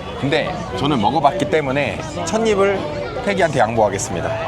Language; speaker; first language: Korean; native; Korean